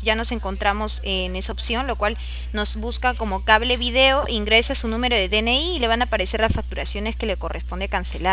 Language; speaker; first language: Spanish; native; Spanish